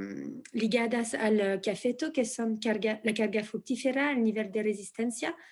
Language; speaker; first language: Spanish; non-native, fluent; French